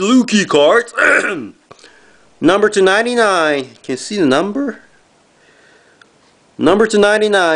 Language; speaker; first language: English; non-native, fluent; Japanese